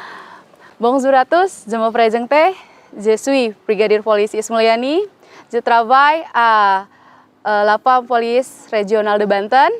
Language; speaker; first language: French; non-native, learner; Indonesian